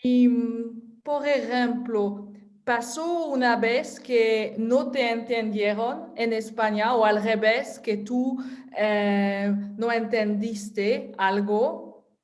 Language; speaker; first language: Spanish; non-native, fluent; French